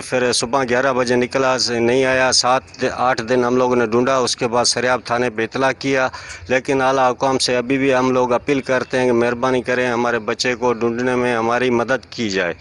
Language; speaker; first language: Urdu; non-native, local second language; Sindhi